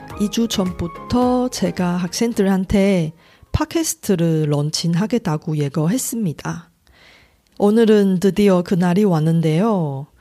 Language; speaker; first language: Korean; non-native, fluent; Chinese